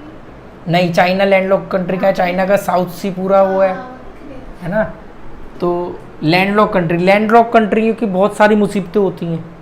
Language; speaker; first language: Hindi; native; Hindi